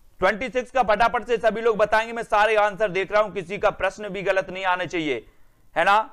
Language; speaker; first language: Hindi; native; Hindi